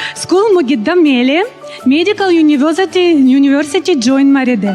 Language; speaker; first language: Kannada; non-native, learner; Russian